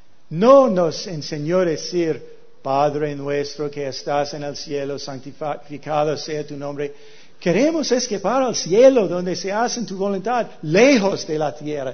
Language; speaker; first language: Spanish; non-native, learner; English